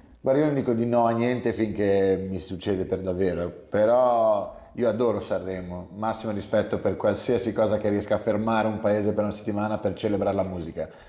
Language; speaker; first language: Italian; early bilingual, heritage; English